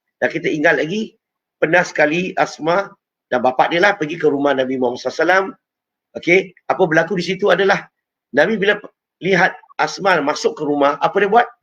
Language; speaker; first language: Malay; non-native, local second language; Chinese